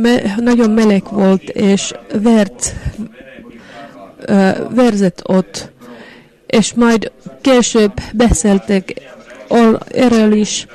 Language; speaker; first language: Hungarian; non-native, fluent; Finnish